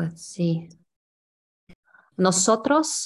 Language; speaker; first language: Spanish; non-native, learner; English